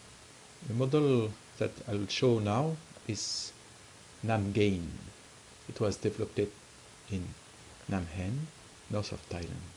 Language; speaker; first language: English; non-native, fluent; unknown